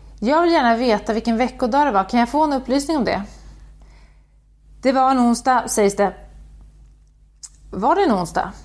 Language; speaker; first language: Swedish; native; Swedish